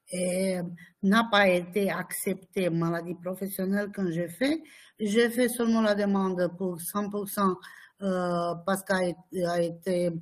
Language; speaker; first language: French; non-native, fluent; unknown